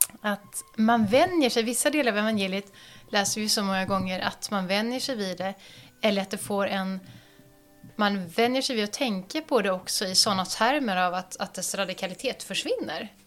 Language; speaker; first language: Swedish; native; Swedish